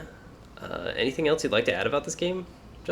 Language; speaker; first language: English; native; English